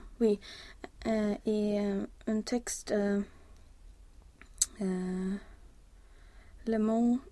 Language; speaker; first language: French; non-native, learner; Swedish